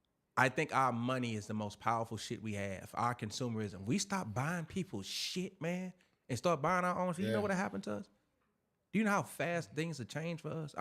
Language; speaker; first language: English; native; English